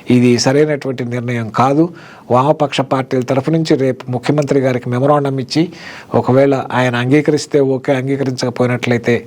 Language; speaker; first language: Telugu; native; Telugu